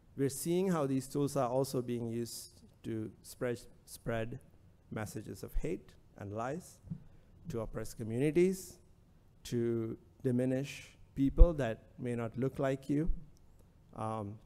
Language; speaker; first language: English; non-native, local second language; Sinhala